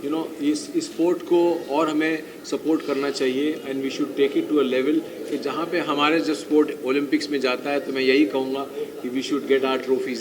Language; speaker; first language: Hindi; native; Hindi